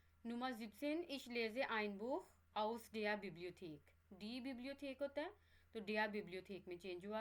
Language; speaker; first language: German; non-native, fluent; Urdu